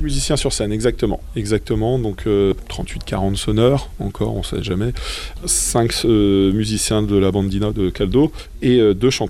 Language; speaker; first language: French; native; French